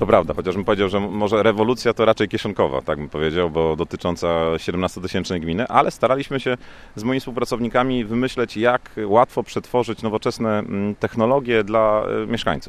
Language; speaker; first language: Polish; native; Polish